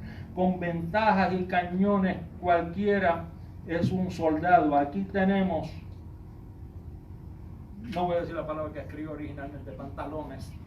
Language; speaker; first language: Spanish; native; Spanish